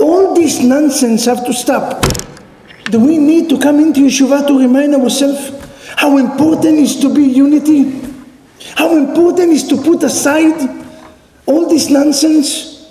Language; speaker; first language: English; non-native, fluent; Hebrew